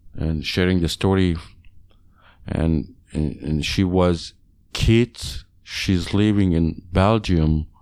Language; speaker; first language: English; non-native, learner; Hungarian